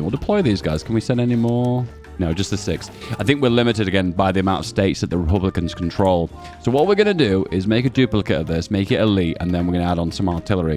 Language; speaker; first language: English; native; English